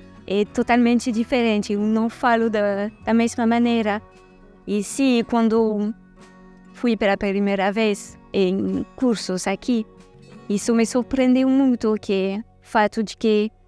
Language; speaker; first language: Portuguese; non-native, fluent; French